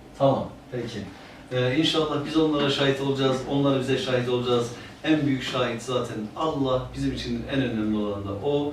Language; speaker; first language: Turkish; native; Turkish